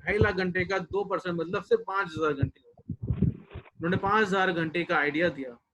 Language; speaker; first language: Hindi; native; Hindi